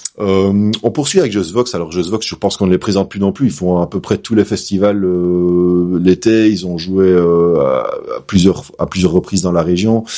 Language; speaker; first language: French; native; French